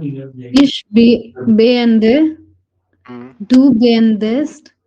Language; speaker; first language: German; non-native, learner; Hindi